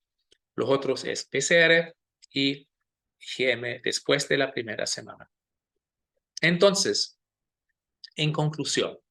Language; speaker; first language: Spanish; non-native, fluent; German